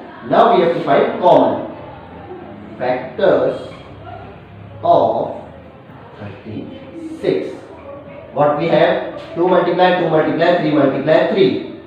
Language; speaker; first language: English; non-native, local second language; Hindi